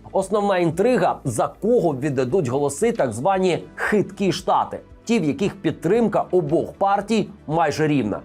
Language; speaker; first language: Ukrainian; native; Ukrainian